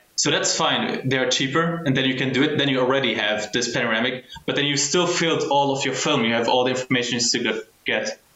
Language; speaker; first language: English; early bilingual, heritage; German